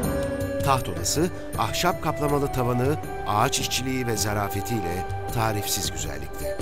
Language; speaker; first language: Turkish; native; Turkish